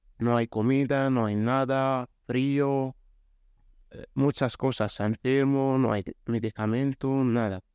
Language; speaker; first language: Spanish; non-native, learner; Arabic